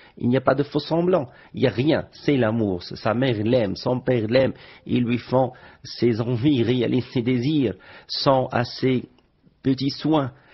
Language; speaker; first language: French; non-native, local second language; Arabic